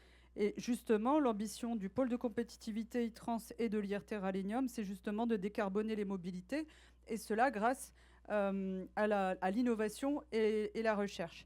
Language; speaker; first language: French; native; French